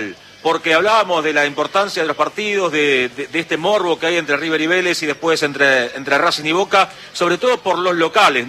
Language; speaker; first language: Spanish; native; Spanish